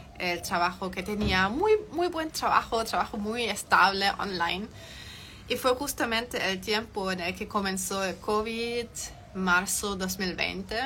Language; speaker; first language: Spanish; non-native, fluent; German